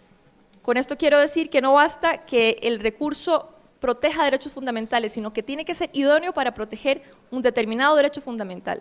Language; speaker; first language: Spanish; native; Spanish